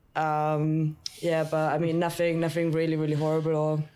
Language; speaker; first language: English; non-native, fluent; German